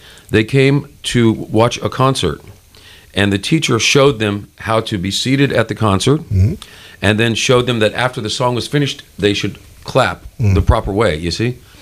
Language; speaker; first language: English; native; English